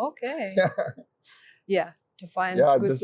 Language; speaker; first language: English; non-native, fluent; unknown